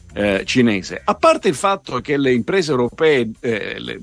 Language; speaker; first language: Italian; native; Italian